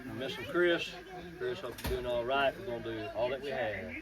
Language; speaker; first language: English; native; English